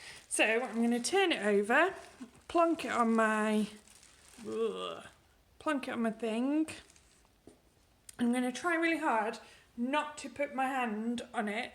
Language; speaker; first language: English; native; English